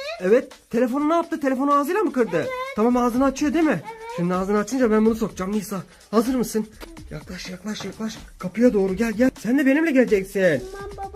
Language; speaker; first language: Turkish; native; Turkish